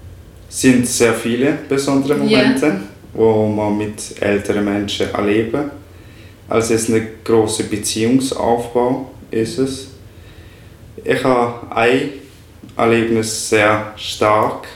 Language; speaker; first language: German; non-native, fluent; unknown